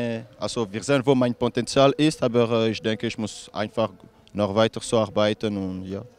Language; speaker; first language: German; non-native, local second language; French